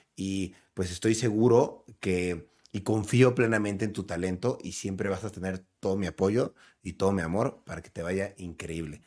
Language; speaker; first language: Spanish; native; Spanish